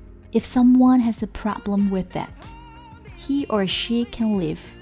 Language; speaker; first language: English; non-native, fluent; Chinese